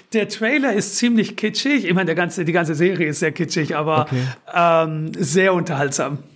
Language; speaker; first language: German; early bilingual, other home language; Turkish